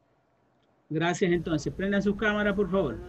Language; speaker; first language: Spanish; native; Spanish